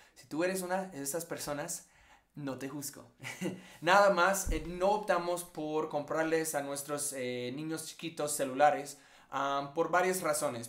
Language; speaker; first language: Spanish; non-native, fluent; English